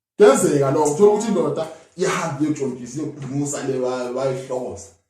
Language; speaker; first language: Zulu; native; Zulu